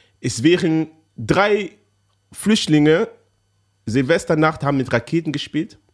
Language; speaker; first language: German; early bilingual, other home language; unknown